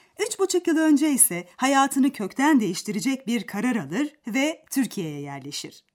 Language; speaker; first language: Turkish; native; Turkish